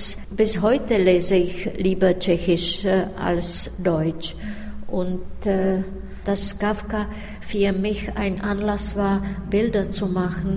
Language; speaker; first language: German; non-native, fluent; Czech